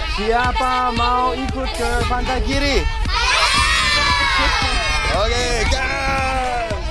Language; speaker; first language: Indonesian; non-native, learner; Danish